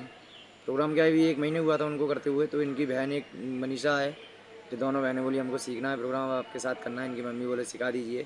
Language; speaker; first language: Hindi; native; Hindi